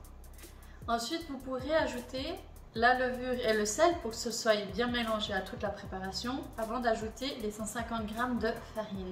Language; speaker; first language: French; native; French